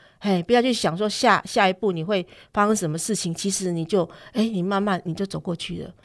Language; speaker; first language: Chinese; native; Chinese